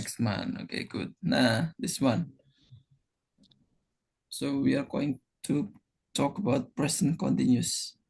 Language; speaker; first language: English; non-native, fluent; Indonesian